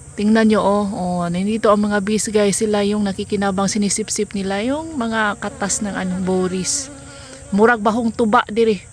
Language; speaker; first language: Filipino; non-native, local second language; Cebuano